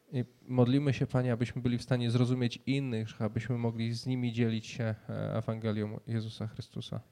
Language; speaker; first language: Polish; native; Polish